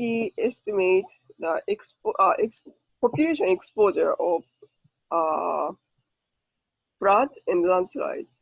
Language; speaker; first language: English; non-native, learner; Japanese